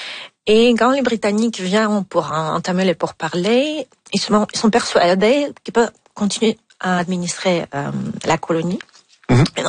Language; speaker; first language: French; non-native, fluent; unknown